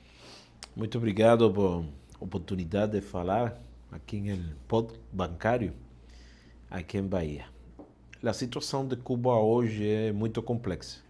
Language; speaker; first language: Portuguese; non-native, fluent; Spanish